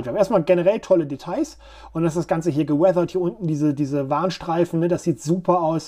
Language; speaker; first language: German; native; German